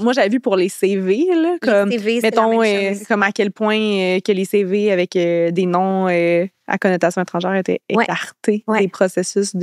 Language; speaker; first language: French; native; French